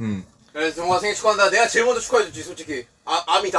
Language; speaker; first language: Korean; native; Korean